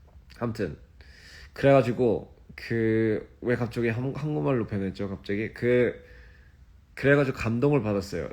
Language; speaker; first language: Korean; early bilingual, heritage; English